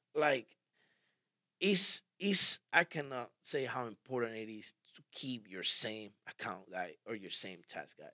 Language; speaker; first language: English; early bilingual, other home language; Spanish